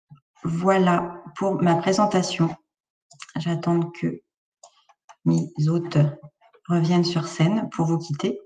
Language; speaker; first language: French; native; French